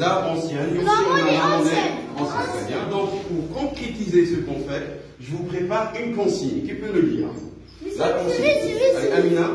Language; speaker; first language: French; non-native, local second language; Arabic